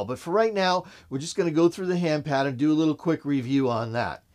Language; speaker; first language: English; native; English